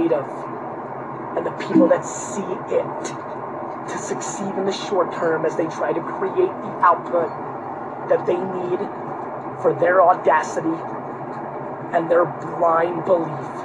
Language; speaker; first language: English; early bilingual, other home language; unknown